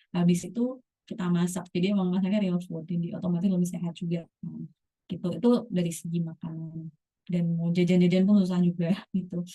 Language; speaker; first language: Indonesian; native; Indonesian